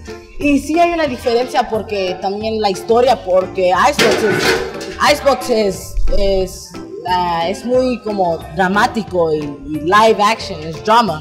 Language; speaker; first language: Spanish; early bilingual, heritage; Spanish